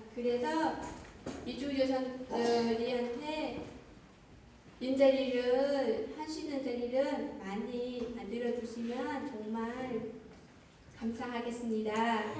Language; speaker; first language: Korean; non-native, learner; Vietnamese